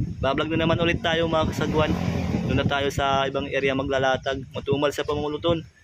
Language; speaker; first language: Filipino; native; Filipino